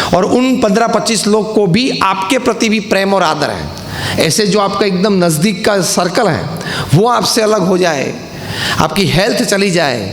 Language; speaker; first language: Hindi; non-native, local second language; Gujarati